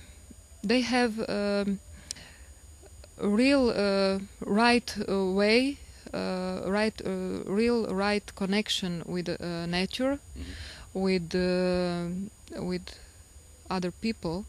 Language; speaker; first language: English; non-native, learner; Croatian